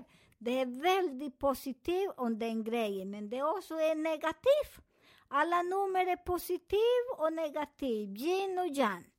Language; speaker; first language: Swedish; non-native, fluent; Spanish